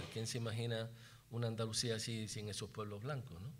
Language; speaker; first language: Spanish; native; Spanish